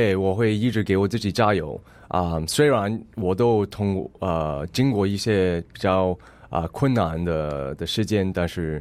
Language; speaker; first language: Chinese; early bilingual, heritage; English